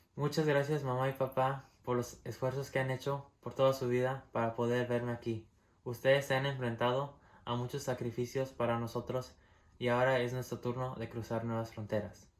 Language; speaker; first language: Spanish; early bilingual, heritage; Spanish